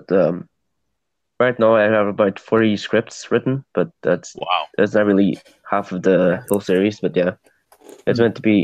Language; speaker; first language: English; native; English